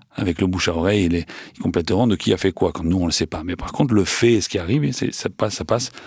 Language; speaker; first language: French; native; French